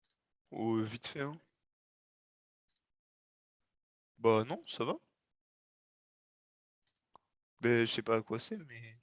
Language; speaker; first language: French; native; French